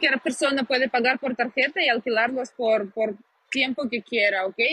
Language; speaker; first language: Spanish; non-native, fluent; Russian